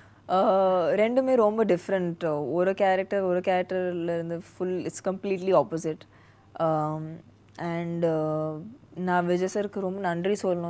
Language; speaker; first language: Tamil; non-native, fluent; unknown